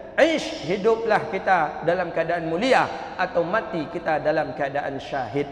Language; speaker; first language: Malay; non-native, local second language; Minangkabau